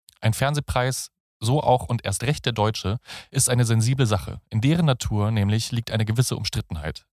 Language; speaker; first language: German; native; German